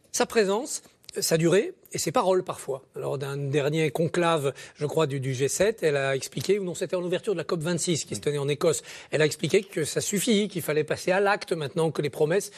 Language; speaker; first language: French; native; French